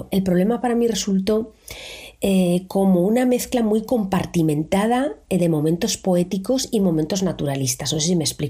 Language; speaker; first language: Spanish; native; Spanish